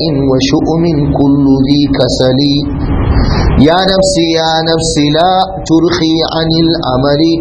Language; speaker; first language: Arabic; non-native, fluent; Hausa